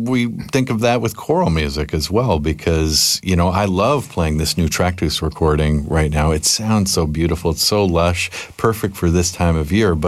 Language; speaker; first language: English; native; English